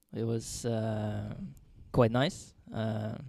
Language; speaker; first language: English; non-native, fluent; Finnish